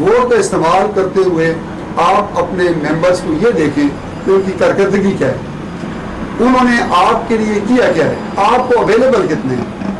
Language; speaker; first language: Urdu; non-native, local second language; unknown